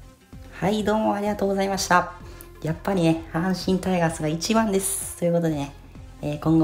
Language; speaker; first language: Japanese; native; Japanese